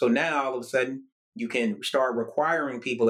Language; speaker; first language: English; native; English